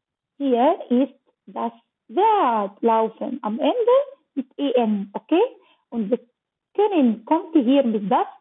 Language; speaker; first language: German; non-native, learner; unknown